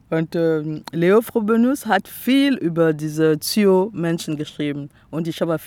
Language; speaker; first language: German; non-native, fluent; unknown